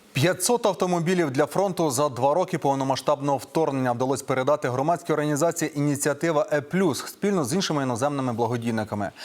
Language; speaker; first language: Ukrainian; native; Ukrainian